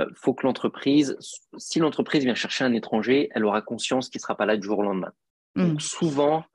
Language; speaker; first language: French; native; French